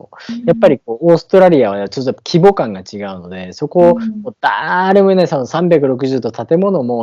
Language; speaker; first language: Japanese; native; Japanese